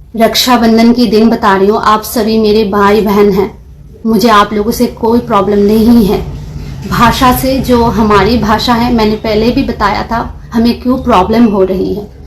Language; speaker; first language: Hindi; non-native, local second language; Kok Borok